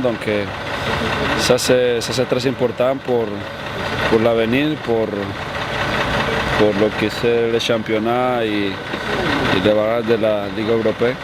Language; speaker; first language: French; non-native, fluent; Spanish